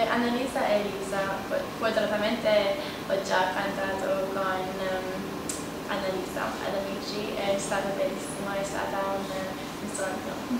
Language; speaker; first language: Italian; non-native, fluent; Maltese